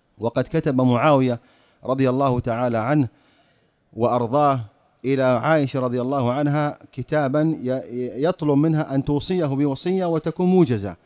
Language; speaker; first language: Arabic; native; Arabic